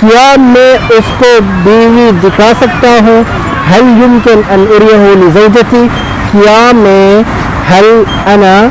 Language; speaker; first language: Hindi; non-native, fluent; Arabic